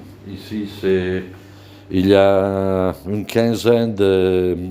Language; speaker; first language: French; non-native, fluent; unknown